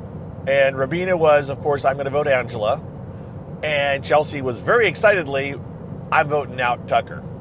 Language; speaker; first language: English; native; English